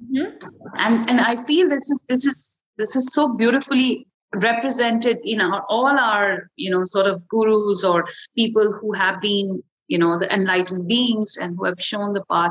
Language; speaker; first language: English; non-native, local second language; Hindi